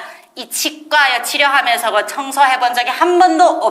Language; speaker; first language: Korean; native; Korean